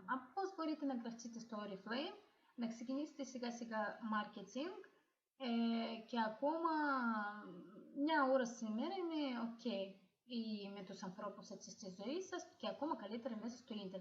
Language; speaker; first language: Greek; non-native, fluent; Ukrainian